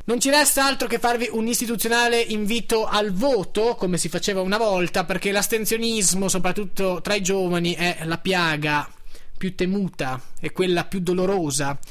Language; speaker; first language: Italian; native; Italian